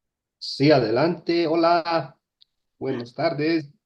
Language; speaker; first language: Spanish; native; Spanish